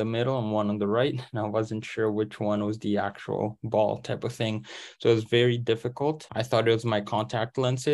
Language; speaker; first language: English; early bilingual, other home language; Portuguese